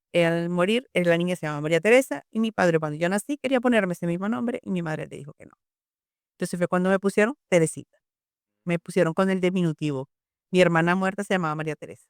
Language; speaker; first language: Spanish; native; Spanish